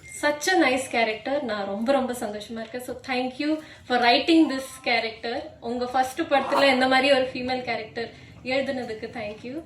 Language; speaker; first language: Tamil; non-native, local second language; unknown